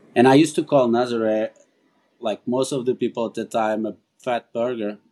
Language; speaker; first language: English; non-native, fluent; Portuguese